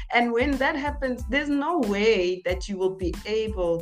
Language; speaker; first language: English; non-native, local second language; Zulu